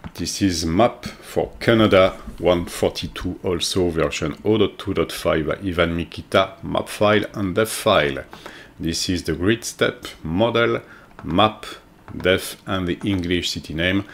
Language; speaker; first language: English; non-native, fluent; French